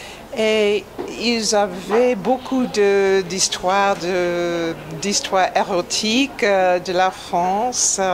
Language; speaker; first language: French; non-native, fluent; English